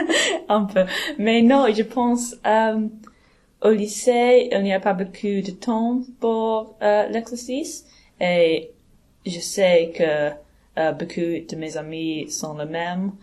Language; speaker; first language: French; non-native, learner; English